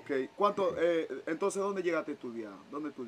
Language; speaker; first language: Spanish; native; Spanish